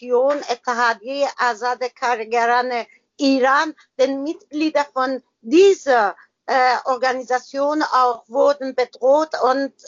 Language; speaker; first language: German; non-native, learner; Persian